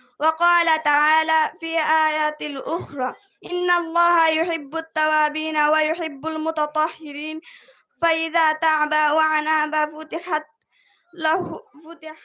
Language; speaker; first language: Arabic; non-native, learner; Bangla